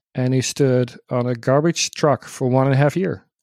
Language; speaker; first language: English; non-native, fluent; Dutch